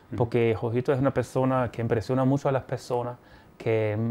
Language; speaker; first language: Spanish; non-native, fluent; German